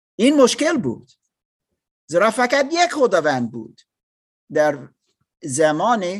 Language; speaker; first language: Persian; non-native, learner; English